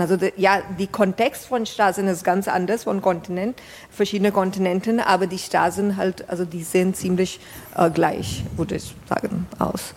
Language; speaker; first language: German; non-native, fluent; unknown